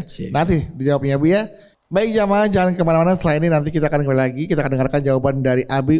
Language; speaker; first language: Indonesian; native; Indonesian